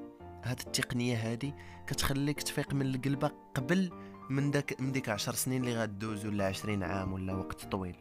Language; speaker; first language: Arabic; native; Arabic